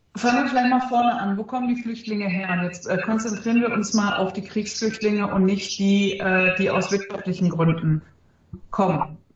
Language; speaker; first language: German; early bilingual, other home language; Arabic